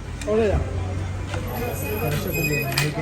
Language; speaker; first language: Turkish; non-native, local second language; Arabic